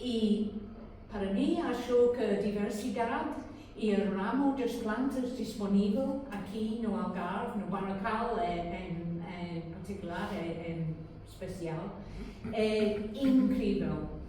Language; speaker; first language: Portuguese; non-native, learner; English